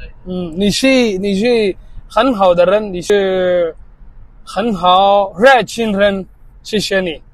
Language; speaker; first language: Chinese; non-native, learner; Somali